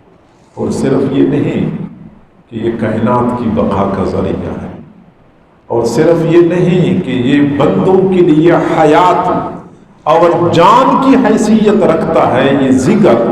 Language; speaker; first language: Urdu; native; Urdu